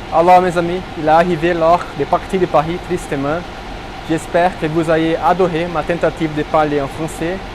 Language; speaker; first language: French; non-native, learner; Portuguese